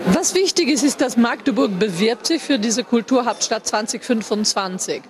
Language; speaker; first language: German; non-native, fluent; English